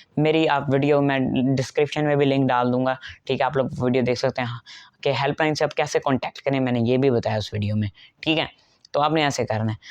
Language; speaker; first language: Urdu; native; Urdu